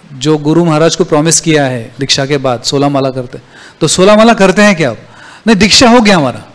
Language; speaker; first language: Hindi; non-native, local second language; Marathi